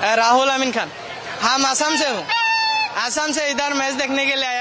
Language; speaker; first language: Hindi; non-native, local second language; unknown